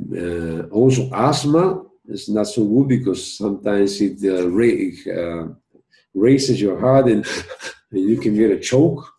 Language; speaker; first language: English; non-native, fluent; Spanish